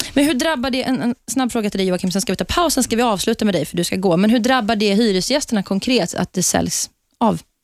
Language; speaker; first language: Swedish; native; Swedish